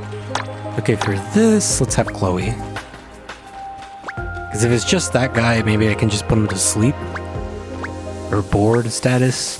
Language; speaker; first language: English; native; English